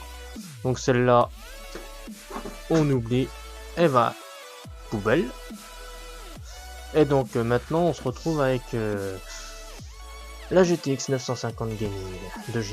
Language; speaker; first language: French; native; French